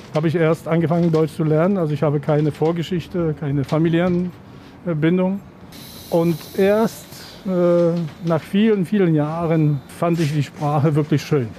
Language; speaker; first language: German; non-native, fluent; Polish